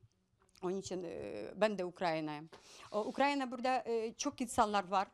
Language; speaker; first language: Turkish; non-native, learner; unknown